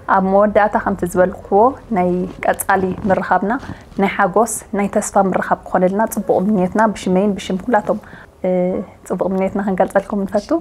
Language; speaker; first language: Tigrinya; native; Tigrinya